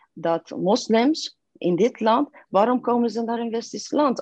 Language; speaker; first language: Dutch; non-native, fluent; Persian